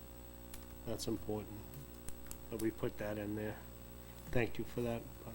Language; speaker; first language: English; native; English